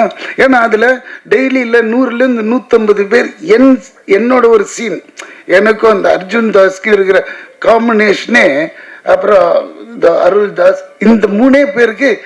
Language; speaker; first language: Tamil; native; Tamil